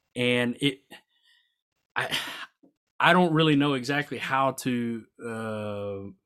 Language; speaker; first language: English; native; English